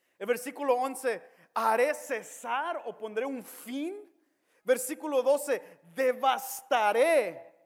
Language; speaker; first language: Spanish; early bilingual, heritage; Spanish